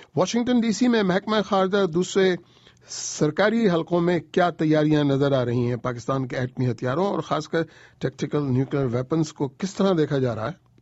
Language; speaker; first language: Urdu; native; Urdu